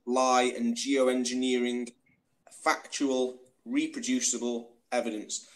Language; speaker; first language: English; native; English